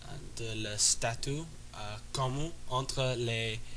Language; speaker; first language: French; non-native, learner; English